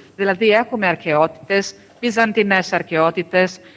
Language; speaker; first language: Greek; non-native, fluent; Italian